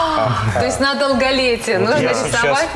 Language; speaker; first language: Russian; native; Russian